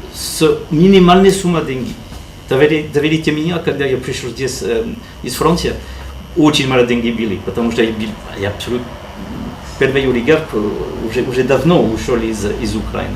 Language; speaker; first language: Russian; non-native, learner; French